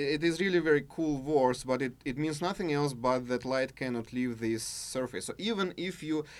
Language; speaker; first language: English; non-native, fluent; Russian